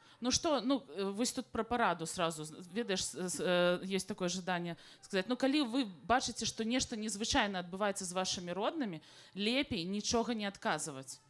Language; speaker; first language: Belarusian; native; Belarusian